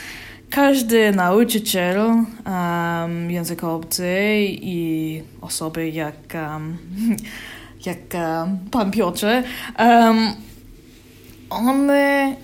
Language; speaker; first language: Polish; non-native, learner; English